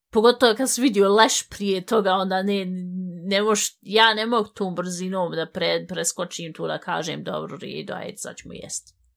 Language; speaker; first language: Bosnian; native; Bosnian